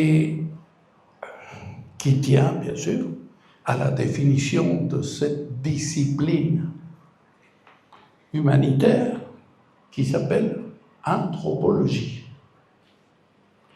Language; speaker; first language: French; non-native, fluent; Spanish